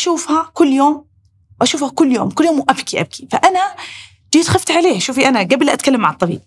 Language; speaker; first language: Arabic; native; Arabic